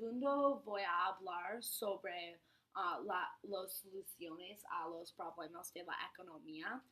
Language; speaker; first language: Spanish; non-native, learner; English